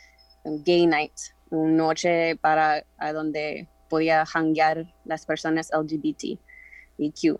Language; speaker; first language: Spanish; early bilingual, heritage; Spanish